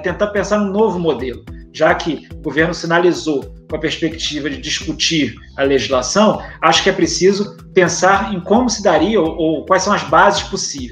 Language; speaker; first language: Portuguese; native; Portuguese